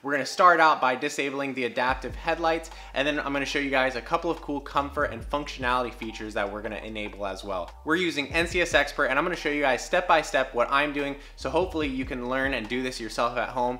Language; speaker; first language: English; native; English